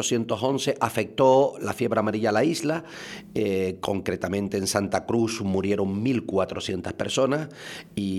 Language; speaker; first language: Spanish; native; Spanish